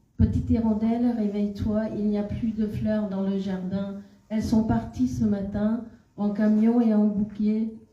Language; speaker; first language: French; non-native, fluent; Khmer